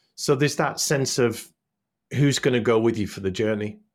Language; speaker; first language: English; native; English